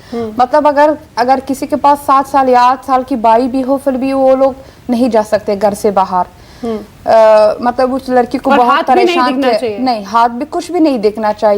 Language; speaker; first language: Hindi; non-native, fluent; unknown